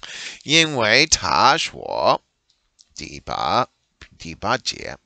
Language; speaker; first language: Chinese; non-native, learner; English